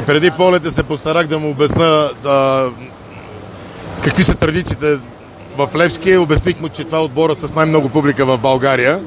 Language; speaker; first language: Bulgarian; native; Bulgarian